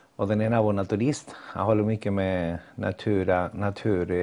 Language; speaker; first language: Swedish; non-native, fluent; Spanish